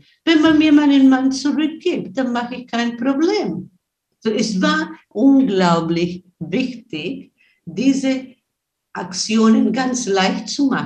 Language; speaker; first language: German; non-native, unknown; Spanish